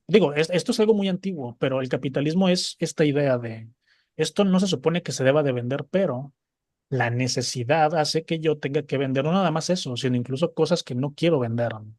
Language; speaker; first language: Spanish; native; Spanish